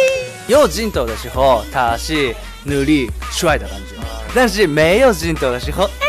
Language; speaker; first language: Chinese; non-native, learner; Japanese